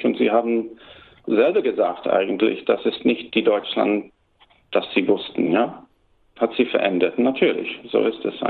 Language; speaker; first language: German; early bilingual, heritage; German